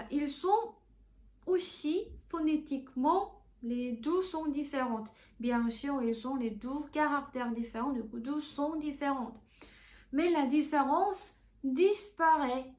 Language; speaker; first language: French; non-native, fluent; Korean